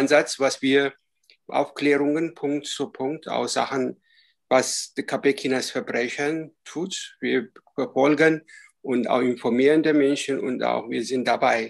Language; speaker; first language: German; non-native, learner; Chinese